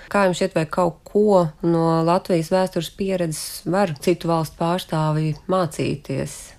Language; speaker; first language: Latvian; native; Latvian